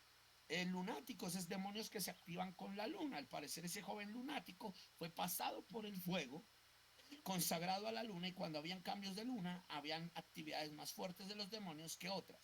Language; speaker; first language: Spanish; native; Spanish